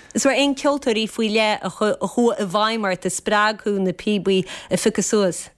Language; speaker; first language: Irish; native; Irish